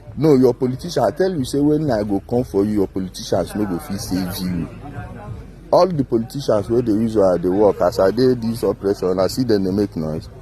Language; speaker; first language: Nigerian Pidgin; non-native, local second language; Igbo